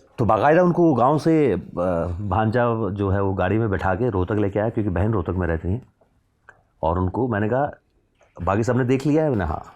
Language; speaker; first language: Hindi; native; Hindi